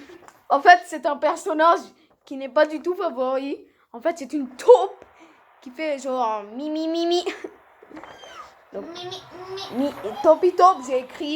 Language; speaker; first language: French; native; French